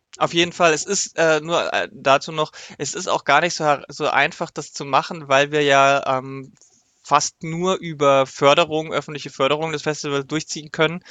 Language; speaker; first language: German; native; German